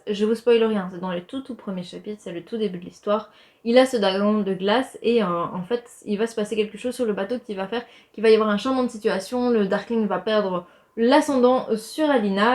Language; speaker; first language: French; native; French